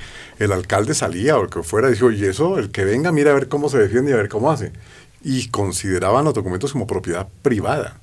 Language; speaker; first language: Spanish; native; Spanish